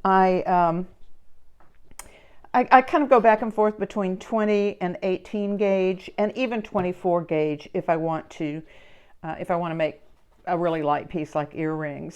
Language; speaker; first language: English; native; English